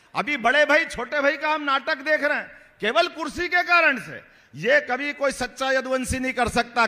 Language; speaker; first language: Hindi; native; Hindi